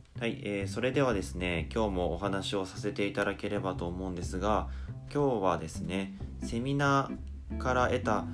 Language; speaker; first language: Japanese; native; Japanese